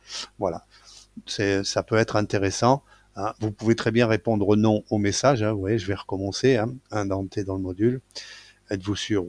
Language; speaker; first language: French; native; French